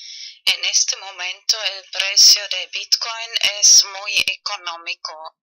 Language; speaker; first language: Spanish; non-native, learner; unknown